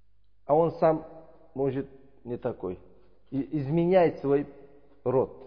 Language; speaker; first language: Russian; non-native, learner; Uzbek